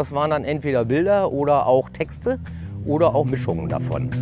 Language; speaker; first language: German; native; German